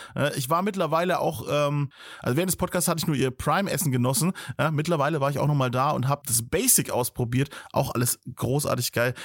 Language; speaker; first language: German; native; German